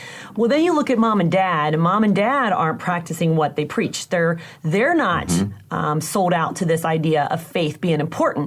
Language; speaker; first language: English; native; English